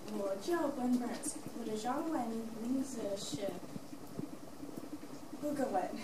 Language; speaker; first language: Chinese; non-native, learner; English